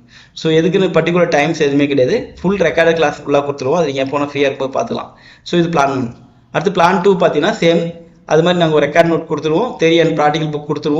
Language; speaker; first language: Tamil; native; Tamil